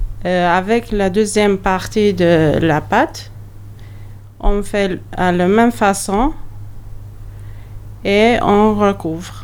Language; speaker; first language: French; non-native, learner; Albanian